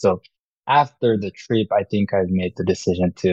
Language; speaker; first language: English; non-native, fluent; Korean